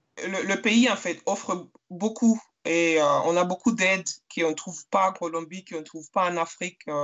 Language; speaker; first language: French; non-native, fluent; Spanish